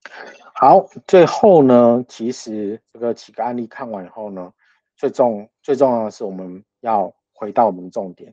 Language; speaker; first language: Chinese; native; Chinese